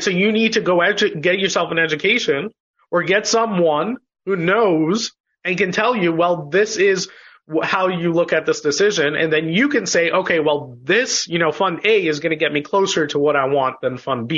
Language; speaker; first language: English; native; English